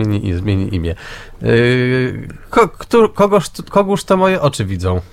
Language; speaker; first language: Polish; native; Polish